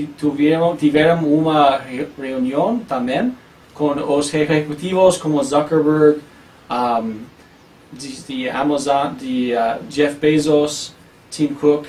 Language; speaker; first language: Portuguese; non-native, learner; English